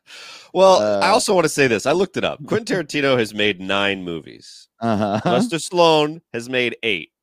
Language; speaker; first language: English; native; English